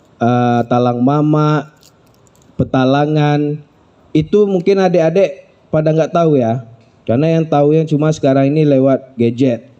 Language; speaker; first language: Indonesian; native; Indonesian